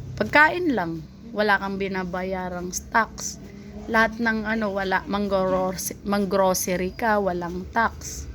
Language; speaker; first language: Filipino; non-native, local second language; Cebuano